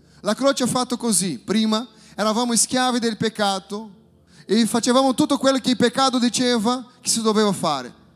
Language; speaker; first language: Italian; non-native, fluent; Portuguese